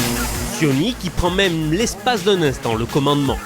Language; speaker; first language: French; native; French